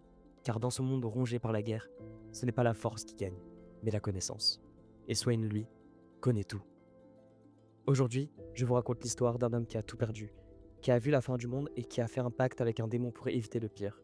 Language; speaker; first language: French; native; French